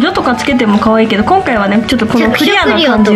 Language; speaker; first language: Japanese; native; Japanese